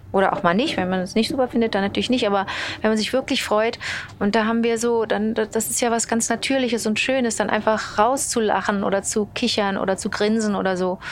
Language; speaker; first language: German; native; German